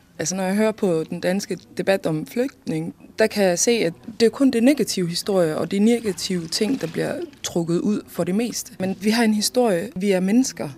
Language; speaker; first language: Danish; early bilingual, other home language; Somali